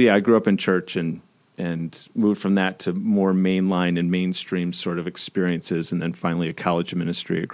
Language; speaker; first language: English; native; English